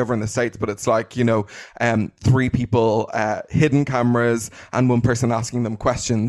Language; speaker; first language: English; native; English